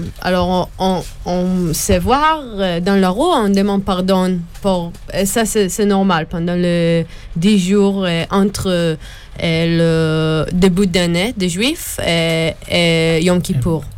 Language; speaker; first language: French; non-native, learner; Hebrew